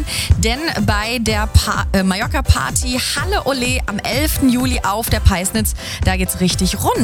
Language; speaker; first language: German; native; German